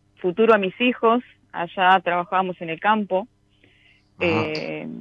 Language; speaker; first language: Spanish; native; Spanish